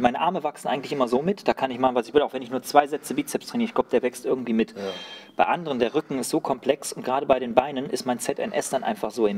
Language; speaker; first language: German; native; German